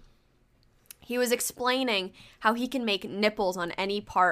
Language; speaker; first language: English; early bilingual, other home language; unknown